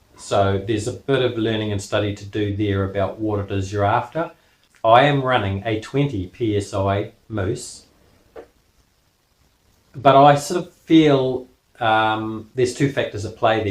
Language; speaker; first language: English; native; English